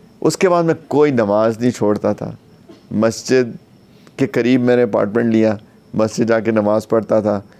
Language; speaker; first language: Urdu; native; Urdu